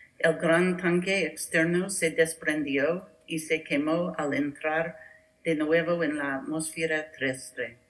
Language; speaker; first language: Spanish; non-native, learner; English